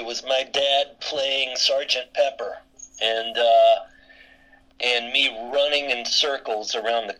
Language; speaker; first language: English; native; English